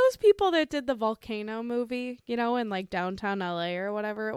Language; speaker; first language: English; native; English